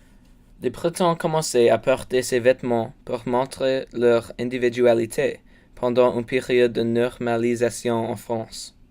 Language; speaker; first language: French; non-native, learner; English